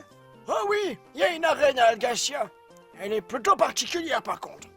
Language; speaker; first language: French; native; French